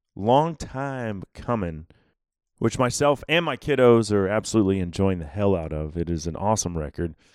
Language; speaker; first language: English; native; English